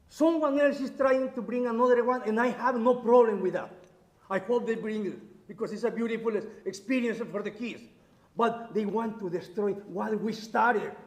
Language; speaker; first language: English; non-native, learner; Spanish